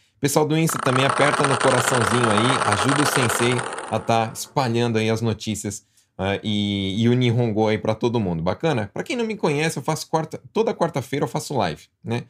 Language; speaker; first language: Portuguese; native; Portuguese